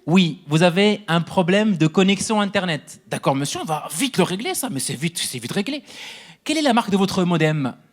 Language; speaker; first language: French; non-native, local second language; Arabic